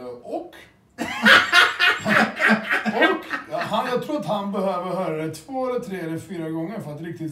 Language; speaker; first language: Swedish; early bilingual, other home language; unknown